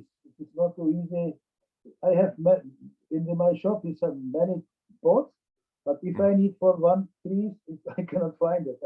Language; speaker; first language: English; non-native, learner; Czech